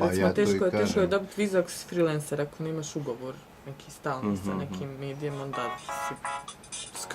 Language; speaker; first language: Croatian; native; Croatian